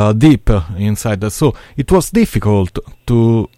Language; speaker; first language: English; non-native, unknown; Italian